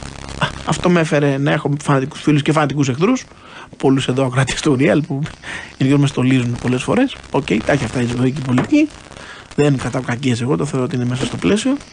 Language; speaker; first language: Greek; native; Greek